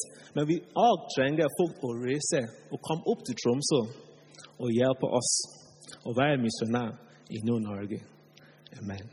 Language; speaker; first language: Norwegian; non-native, fluent; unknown